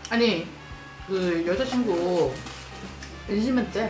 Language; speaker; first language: Korean; non-native, fluent; Chinese